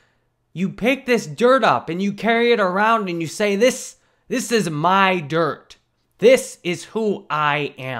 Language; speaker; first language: English; native; English